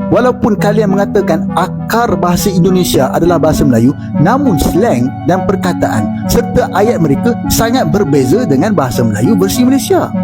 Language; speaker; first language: Malay; native; Malay